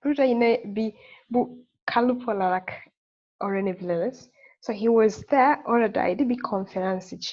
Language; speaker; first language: Turkish; non-native, fluent; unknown